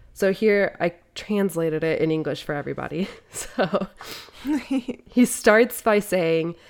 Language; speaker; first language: English; native; English